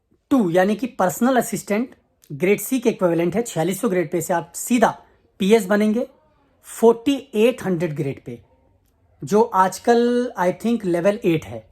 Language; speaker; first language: Hindi; native; Hindi